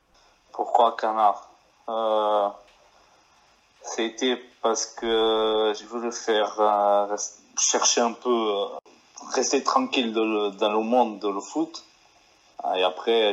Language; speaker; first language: French; non-native, fluent; Portuguese